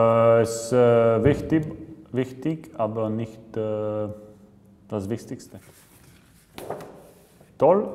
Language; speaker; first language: German; non-native, local second language; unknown